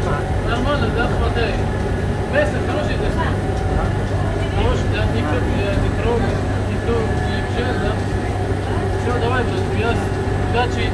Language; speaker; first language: Russian; non-native, learner; Tajik